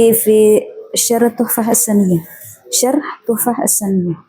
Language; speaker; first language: Arabic; non-native, learner; Indonesian